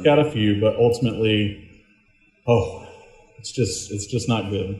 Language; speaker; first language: English; native; English